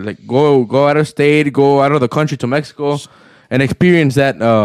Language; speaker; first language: English; early bilingual, other home language; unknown